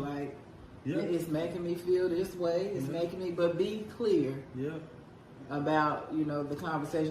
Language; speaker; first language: English; native; English